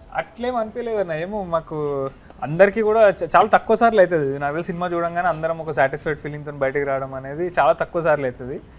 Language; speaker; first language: Telugu; native; Telugu